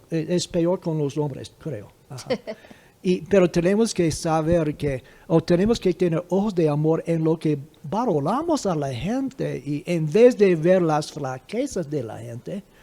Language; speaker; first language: Spanish; non-native, fluent; English